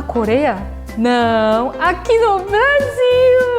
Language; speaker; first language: Portuguese; non-native, fluent; Korean